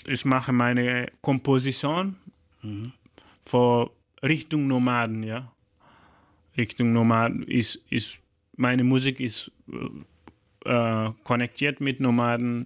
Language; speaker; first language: German; non-native, learner; Fula